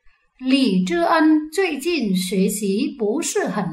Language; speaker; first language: Chinese; non-native, fluent; Vietnamese